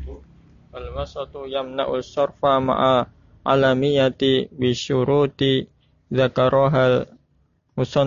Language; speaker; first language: Arabic; non-native, learner; Indonesian